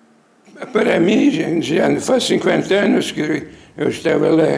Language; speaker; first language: Portuguese; non-native, fluent; Lithuanian